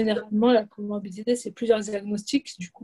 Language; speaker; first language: French; native; French